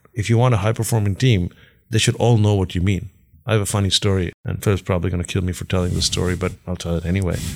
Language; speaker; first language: English; non-native, local second language; Hindi